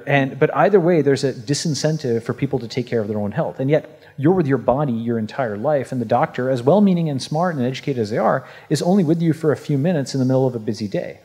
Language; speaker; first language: English; native; English